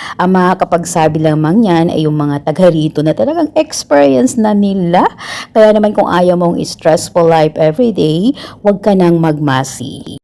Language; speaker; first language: Filipino; native; Filipino